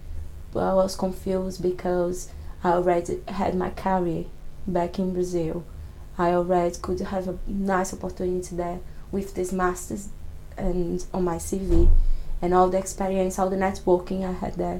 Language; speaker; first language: English; non-native, fluent; Portuguese